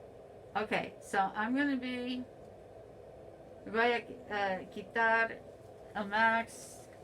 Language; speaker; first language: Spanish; non-native, learner; English